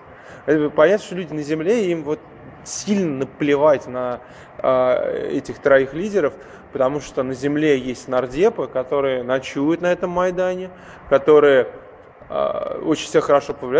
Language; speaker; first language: Russian; native; Russian